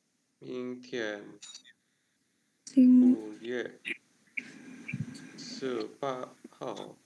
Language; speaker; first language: Chinese; non-native, learner; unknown